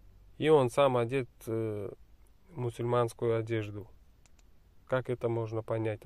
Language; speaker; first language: Russian; non-native, fluent; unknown